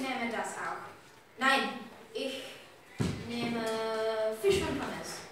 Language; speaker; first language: German; non-native, learner; English